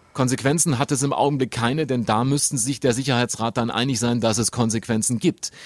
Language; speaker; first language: German; native; German